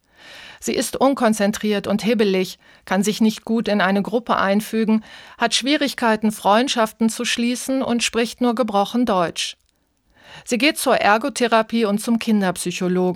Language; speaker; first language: German; native; German